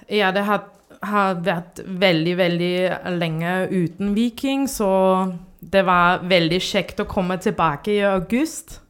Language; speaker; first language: Norwegian; non-native, fluent; German